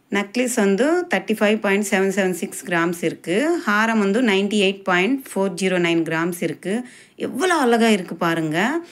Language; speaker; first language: Tamil; non-native, local second language; Telugu